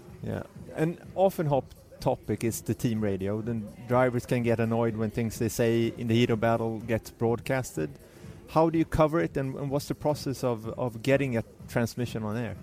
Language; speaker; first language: English; non-native, fluent; Swedish